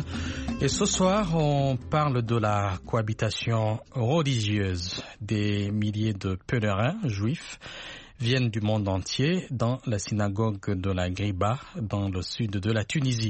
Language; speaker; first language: French; non-native, local second language; Rundi